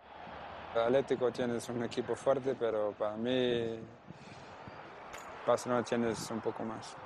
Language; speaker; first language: Spanish; non-native, learner; Danish